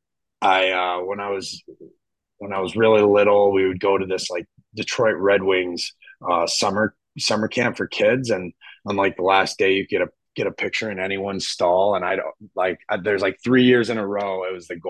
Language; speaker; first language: English; native; English